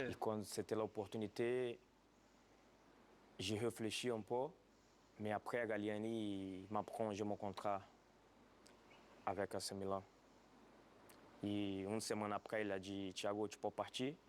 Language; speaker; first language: French; non-native, fluent; Portuguese